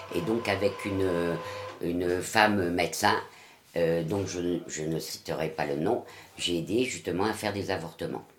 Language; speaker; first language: French; native; French